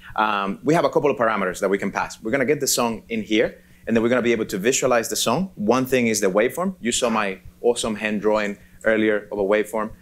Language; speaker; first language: English; non-native, fluent; Spanish